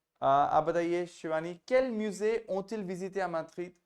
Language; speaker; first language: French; non-native, fluent; Hindi